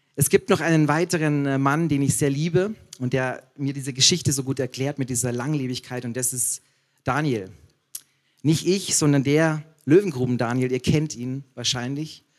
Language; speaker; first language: German; native; German